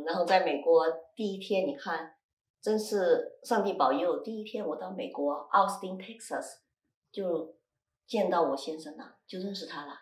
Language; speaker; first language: Chinese; native; Chinese